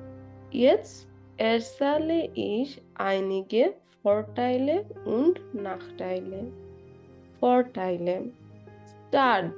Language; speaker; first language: German; non-native, learner; Bangla